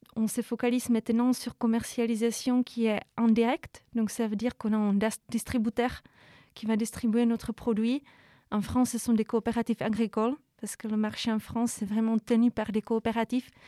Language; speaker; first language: French; non-native, fluent; Czech